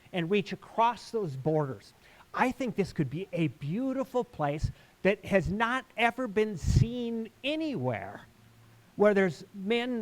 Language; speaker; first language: English; native; English